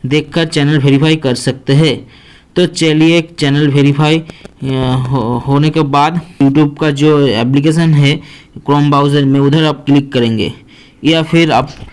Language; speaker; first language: Hindi; non-native, local second language; Bangla